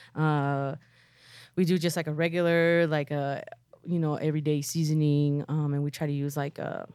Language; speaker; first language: English; native; English